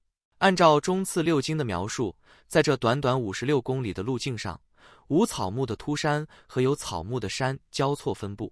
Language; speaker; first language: Chinese; native; Chinese